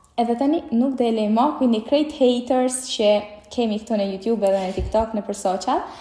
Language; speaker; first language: Albanian; early bilingual, heritage; Albanian